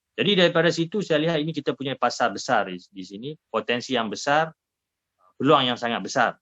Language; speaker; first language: Malay; native; Malay